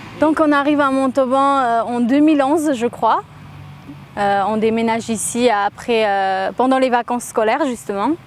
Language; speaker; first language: French; early bilingual, other home language; Armenian